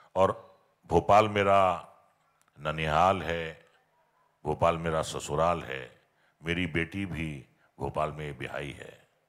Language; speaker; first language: Hindi; native; Hindi